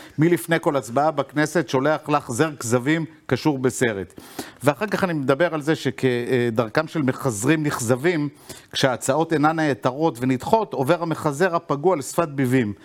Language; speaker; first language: Hebrew; native; Hebrew